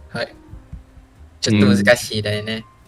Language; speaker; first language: Japanese; non-native, learner; Malay